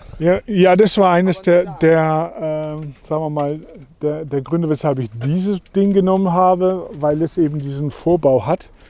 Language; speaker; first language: German; non-native, fluent; Portuguese